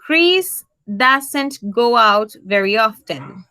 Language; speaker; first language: English; non-native, fluent; Spanish